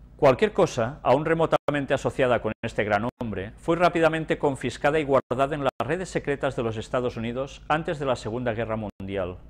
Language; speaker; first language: Spanish; native; Spanish